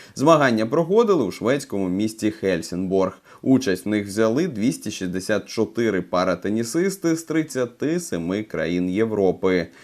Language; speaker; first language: Ukrainian; native; Ukrainian